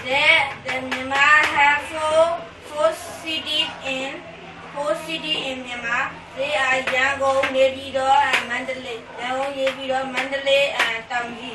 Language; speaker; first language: English; non-native, learner; Burmese